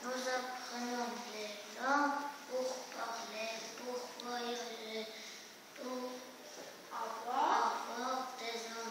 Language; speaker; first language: French; non-native, learner; Armenian